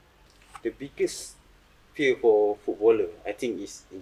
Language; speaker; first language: English; non-native, local second language; Malay